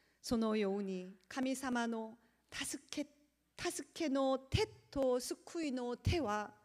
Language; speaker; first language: Japanese; non-native, learner; Korean